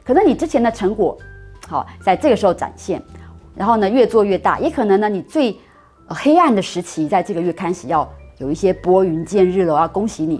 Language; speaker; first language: Chinese; native; Chinese